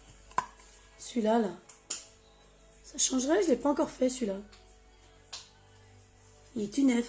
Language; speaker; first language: French; native; French